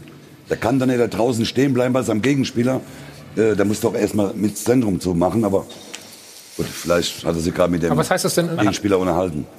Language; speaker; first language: German; native; German